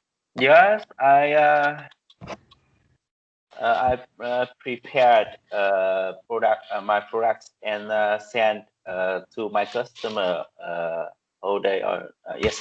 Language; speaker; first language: English; non-native, learner; Vietnamese